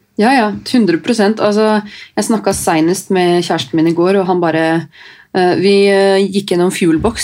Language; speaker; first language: Norwegian; native; Norwegian